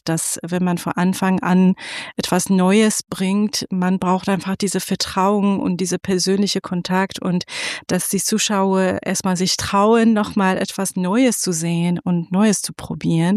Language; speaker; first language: German; non-native, fluent; Persian